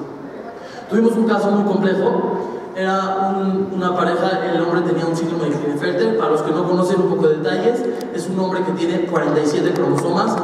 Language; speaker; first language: Spanish; native; Spanish